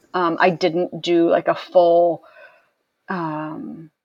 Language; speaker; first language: English; native; English